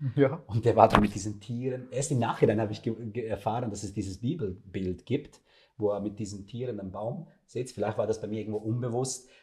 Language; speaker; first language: German; non-native, fluent; Serbian